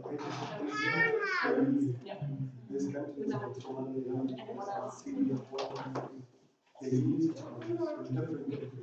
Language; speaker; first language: English; non-native, learner; Arabic